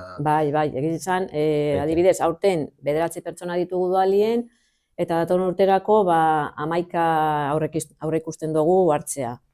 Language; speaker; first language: Basque; native; Basque